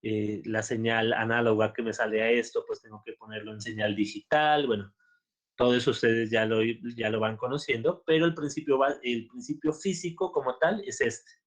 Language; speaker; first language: Spanish; native; Spanish